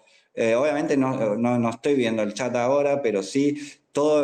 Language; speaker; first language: Spanish; native; Spanish